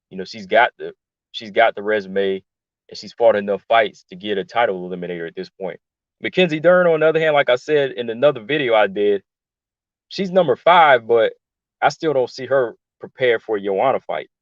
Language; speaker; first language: English; native; English